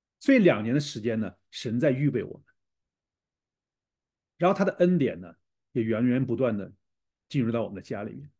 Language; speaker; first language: Chinese; native; Chinese